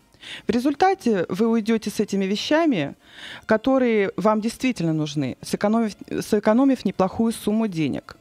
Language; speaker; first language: Russian; native; Russian